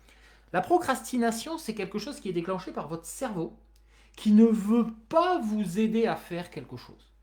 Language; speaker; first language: French; native; French